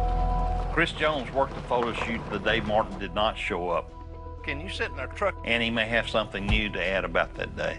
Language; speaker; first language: English; native; English